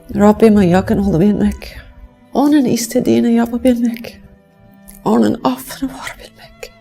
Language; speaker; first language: Turkish; non-native, fluent; English